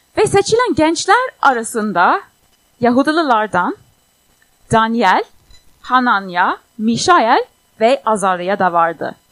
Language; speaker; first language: Turkish; non-native, fluent; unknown